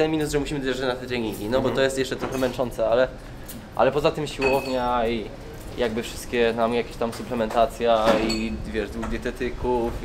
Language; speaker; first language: Polish; native; Polish